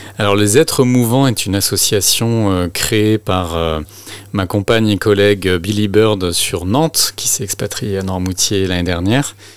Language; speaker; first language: French; native; French